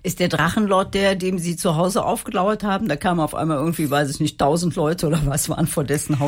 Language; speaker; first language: German; native; German